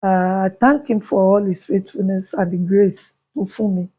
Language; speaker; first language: English; non-native, local second language; Yoruba